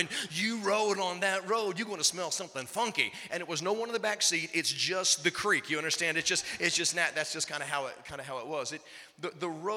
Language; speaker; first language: English; native; English